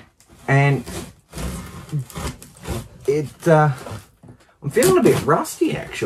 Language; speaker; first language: English; native; English